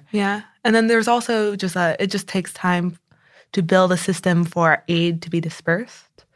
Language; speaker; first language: English; native; English